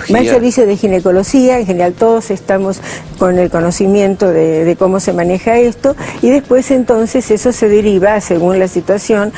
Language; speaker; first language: Spanish; native; Spanish